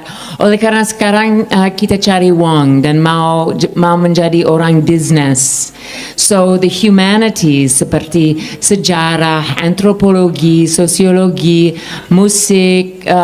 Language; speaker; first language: Indonesian; non-native, fluent; English